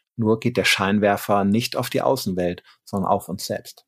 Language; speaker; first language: German; native; German